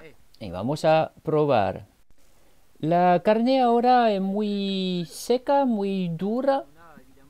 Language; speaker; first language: Spanish; non-native, fluent; French